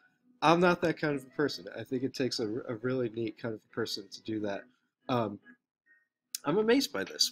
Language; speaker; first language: English; native; English